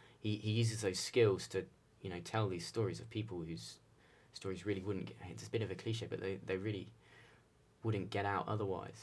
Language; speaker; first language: English; native; English